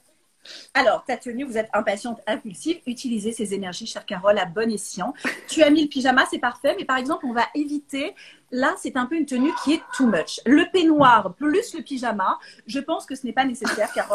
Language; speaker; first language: French; native; French